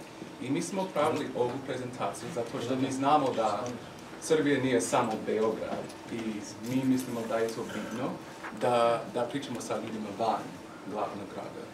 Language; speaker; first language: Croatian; non-native, learner; English